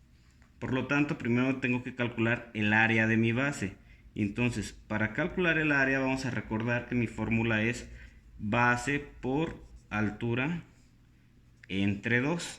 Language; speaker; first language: Spanish; native; Spanish